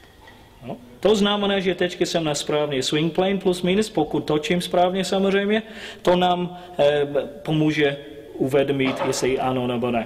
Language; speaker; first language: Czech; non-native, learner; English